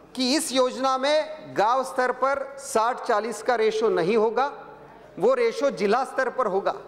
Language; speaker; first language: Hindi; non-native, local second language; Marathi